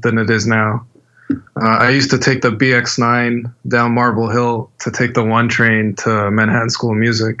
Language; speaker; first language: English; native; English